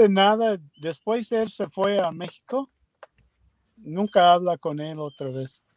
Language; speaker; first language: Spanish; non-native, learner; English